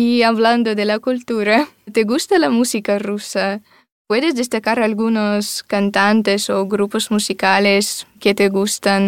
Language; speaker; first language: Spanish; non-native, fluent; Russian